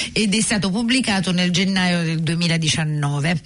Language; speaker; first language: Italian; native; Italian